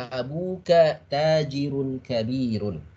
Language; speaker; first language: Arabic; non-native, fluent; Indonesian